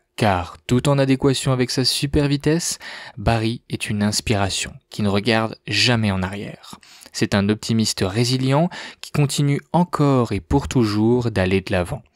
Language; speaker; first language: French; native; French